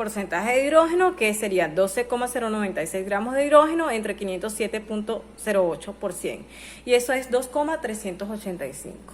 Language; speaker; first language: Spanish; native; Spanish